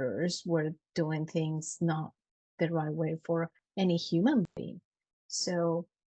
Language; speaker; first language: English; non-native, fluent; Spanish